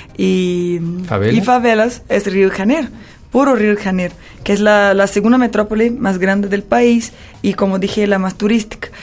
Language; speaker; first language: Spanish; non-native, fluent; Portuguese